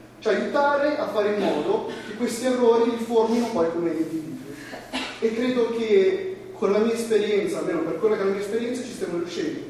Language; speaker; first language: Italian; native; Italian